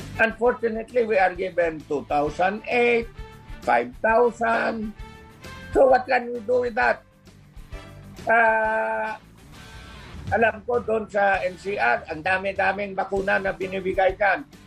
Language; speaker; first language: Filipino; non-native, local second language; Hiligaynon